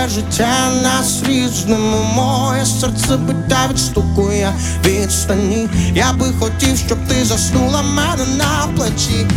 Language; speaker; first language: Ukrainian; native; Ukrainian